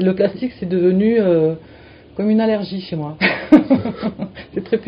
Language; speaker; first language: French; native; French